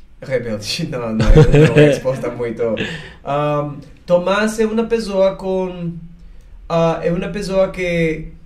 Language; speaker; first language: Portuguese; non-native, learner; Spanish